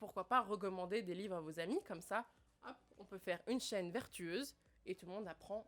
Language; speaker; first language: French; native; French